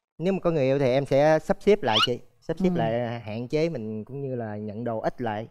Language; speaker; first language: Vietnamese; native; Vietnamese